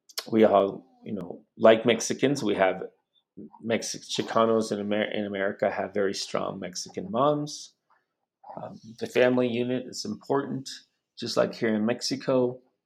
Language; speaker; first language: English; native; English